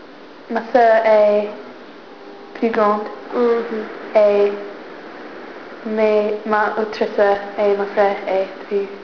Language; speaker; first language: French; non-native, learner; English